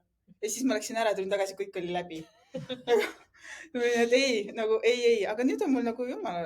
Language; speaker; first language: Estonian; native; Estonian